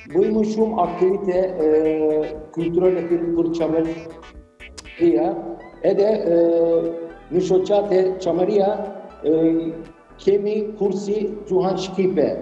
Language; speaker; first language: Albanian; non-native, learner; Turkish